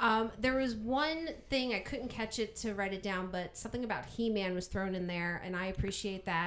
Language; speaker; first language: English; native; English